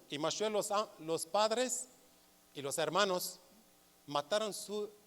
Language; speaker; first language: Spanish; non-native, learner; Kurdish